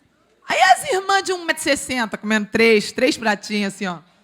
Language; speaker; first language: Portuguese; native; Portuguese